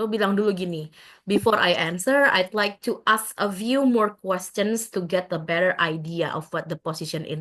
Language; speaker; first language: English; non-native, fluent; Indonesian